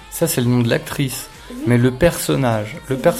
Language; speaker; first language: French; native; French